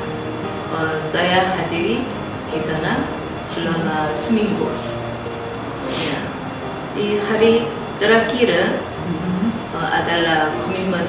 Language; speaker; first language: Indonesian; non-native, learner; Korean